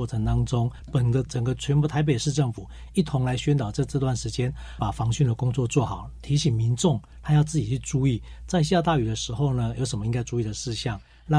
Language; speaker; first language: Chinese; native; Chinese